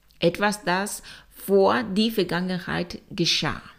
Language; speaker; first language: German; non-native, fluent; Spanish